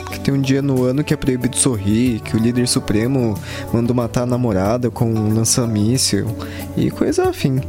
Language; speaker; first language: Portuguese; native; Portuguese